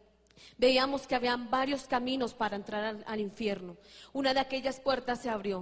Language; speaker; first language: Spanish; native; Spanish